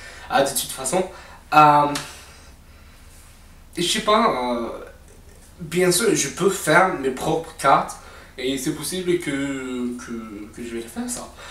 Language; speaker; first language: French; non-native, fluent; English